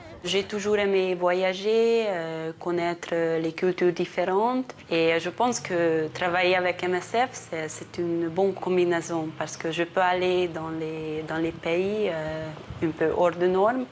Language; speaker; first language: French; non-native, fluent; Hungarian